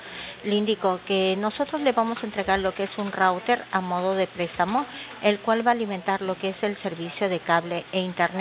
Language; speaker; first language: Spanish; native; Spanish